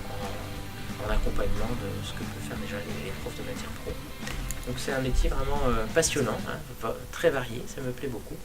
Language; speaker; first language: French; native; French